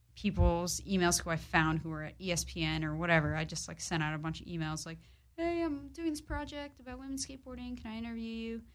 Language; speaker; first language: English; early bilingual, other home language; Polish